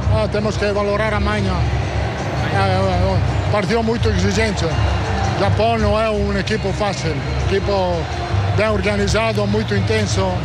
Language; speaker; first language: Portuguese; non-native, learner; Italian